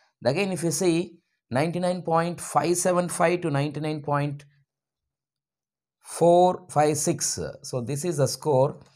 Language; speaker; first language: English; non-native, local second language; Telugu